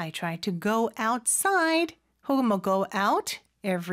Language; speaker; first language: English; non-native, fluent; Korean